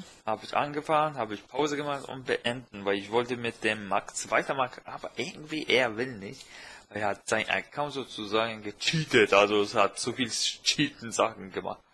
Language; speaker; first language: German; non-native, fluent; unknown